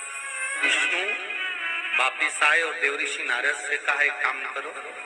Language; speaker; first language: Hindi; native; Hindi